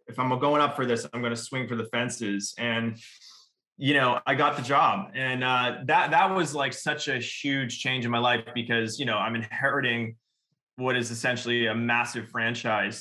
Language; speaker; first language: English; native; English